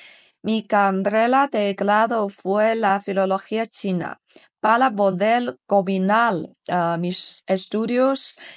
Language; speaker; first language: Spanish; non-native, fluent; Chinese